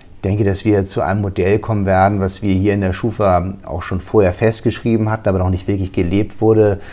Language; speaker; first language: German; native; German